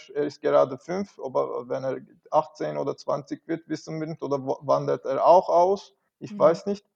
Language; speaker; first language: German; non-native, fluent; Turkish